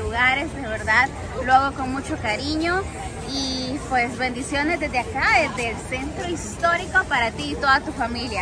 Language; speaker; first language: Spanish; native; Spanish